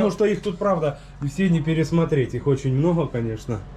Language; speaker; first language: Russian; native; Russian